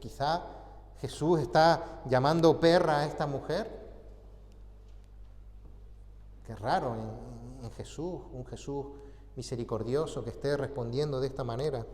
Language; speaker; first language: Spanish; native; Spanish